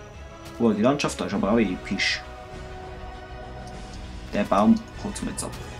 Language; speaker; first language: German; native; German